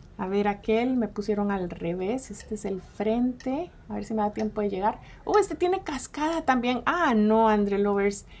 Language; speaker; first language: Spanish; early bilingual, heritage; Spanish